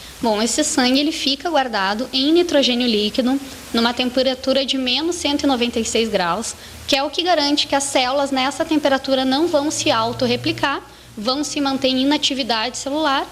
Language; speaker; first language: Portuguese; native; Portuguese